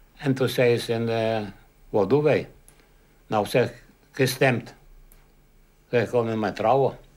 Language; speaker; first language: Dutch; non-native, learner; Polish